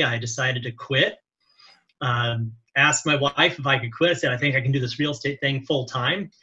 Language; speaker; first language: English; native; English